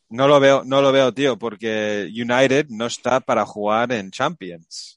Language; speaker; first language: Spanish; non-native, fluent; English